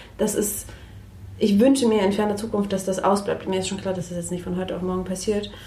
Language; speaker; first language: German; early bilingual, other home language; Russian